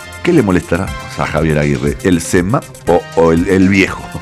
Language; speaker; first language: Spanish; native; Spanish